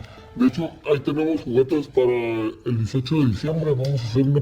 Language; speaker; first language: Spanish; native; Spanish